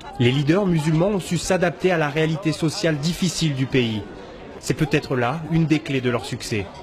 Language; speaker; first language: French; native; French